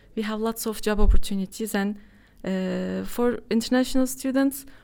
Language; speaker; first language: English; non-native, fluent; Turkish